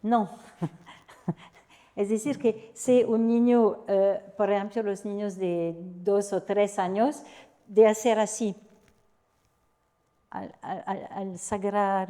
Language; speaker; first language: Spanish; non-native, fluent; French